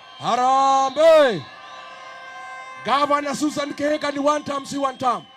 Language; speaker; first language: Swahili; non-native, local second language; Kikuyu